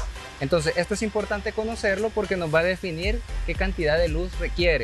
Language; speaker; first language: Spanish; native; Spanish